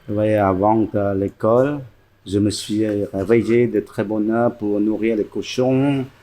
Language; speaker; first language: French; non-native, fluent; Khmer